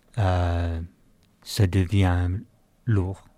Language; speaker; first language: French; non-native, fluent; Finnish